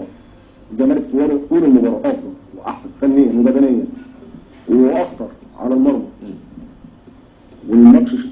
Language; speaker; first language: Arabic; native; Arabic